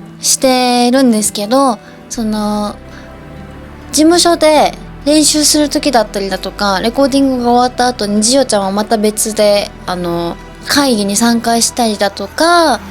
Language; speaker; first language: Japanese; native; Japanese